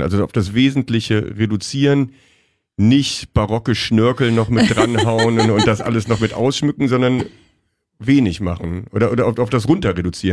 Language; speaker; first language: German; native; German